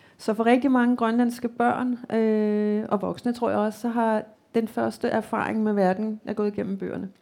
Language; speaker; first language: Danish; native; Danish